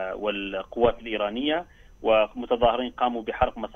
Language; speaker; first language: Arabic; non-native, learner; Kurdish